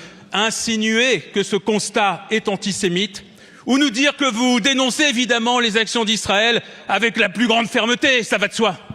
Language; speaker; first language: French; native; French